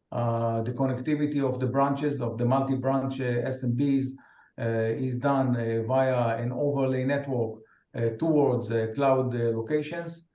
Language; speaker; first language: English; non-native, fluent; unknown